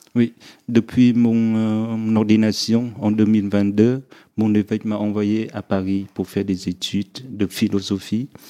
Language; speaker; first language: French; non-native, fluent; Vietnamese